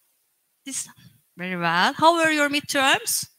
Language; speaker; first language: English; non-native, fluent; Turkish